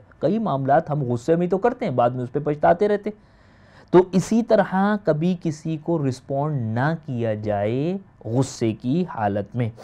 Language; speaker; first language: Urdu; native; Urdu